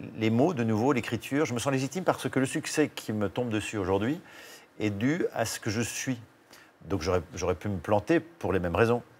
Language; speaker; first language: French; native; French